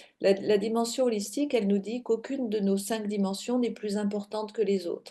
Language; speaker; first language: French; native; French